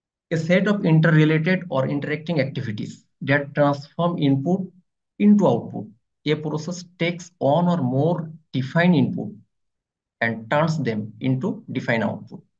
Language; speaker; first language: English; non-native, local second language; Bangla